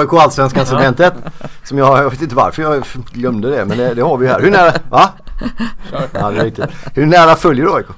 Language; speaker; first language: Swedish; native; Swedish